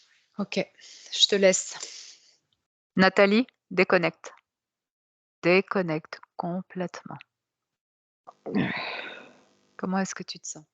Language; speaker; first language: French; native; French